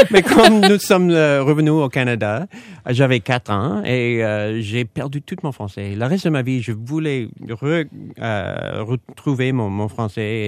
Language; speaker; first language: French; non-native, fluent; English